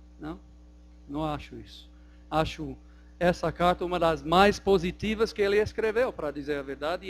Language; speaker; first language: Portuguese; non-native, fluent; English